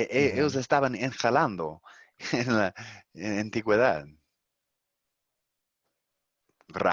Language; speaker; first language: Spanish; non-native, fluent; English